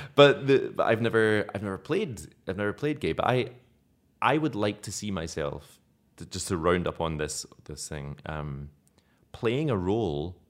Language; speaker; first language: English; native; English